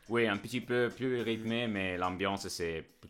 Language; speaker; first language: French; non-native, fluent; Italian